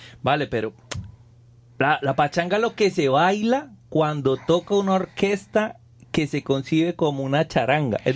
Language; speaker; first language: Spanish; native; Spanish